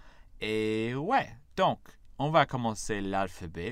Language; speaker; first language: French; non-native, fluent; English